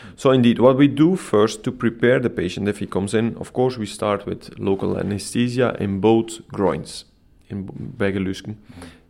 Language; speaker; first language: English; non-native, fluent; Dutch